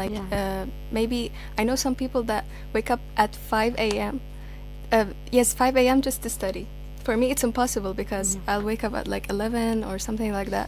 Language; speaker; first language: English; non-native, fluent; Arabic